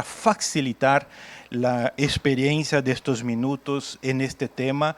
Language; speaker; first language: Spanish; non-native, fluent; Portuguese